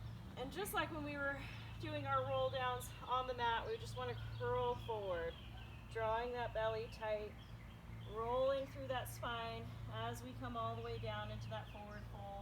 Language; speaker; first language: English; native; English